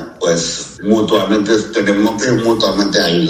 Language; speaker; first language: Spanish; non-native, learner; Chinese